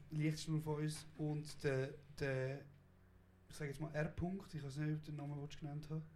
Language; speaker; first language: German; early bilingual, other home language; Kurdish